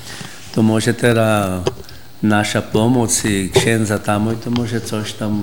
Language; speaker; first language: Polish; early bilingual, heritage; Polish